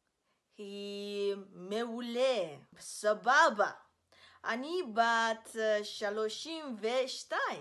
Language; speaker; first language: Hebrew; non-native, learner; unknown